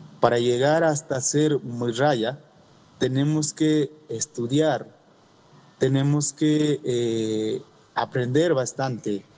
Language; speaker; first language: Spanish; non-native, local second language; Shipibo-Conibo